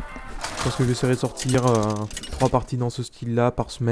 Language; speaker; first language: French; native; French